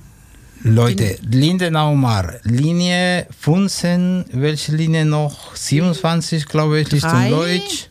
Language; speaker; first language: German; non-native, fluent; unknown